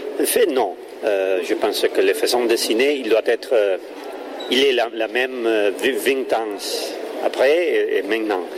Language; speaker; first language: French; non-native, learner; Catalan